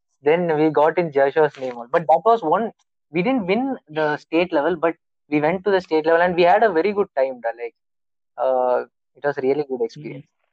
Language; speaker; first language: English; non-native, local second language; Tamil